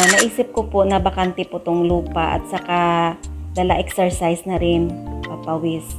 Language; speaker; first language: Filipino; non-native, local second language; Hiligaynon